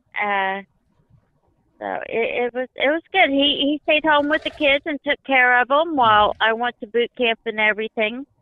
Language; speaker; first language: English; native; English